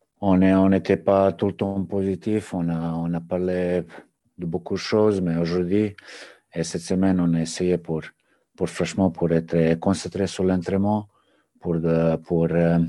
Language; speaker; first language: French; non-native, learner; Serbian